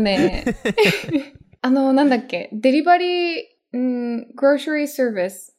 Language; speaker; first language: Japanese; native; Japanese